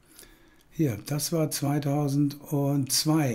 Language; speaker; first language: German; native; German